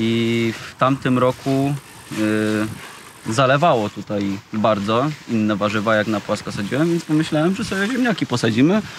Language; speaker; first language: Polish; native; Polish